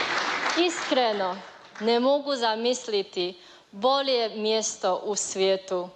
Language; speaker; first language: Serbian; non-native, learner; Chinese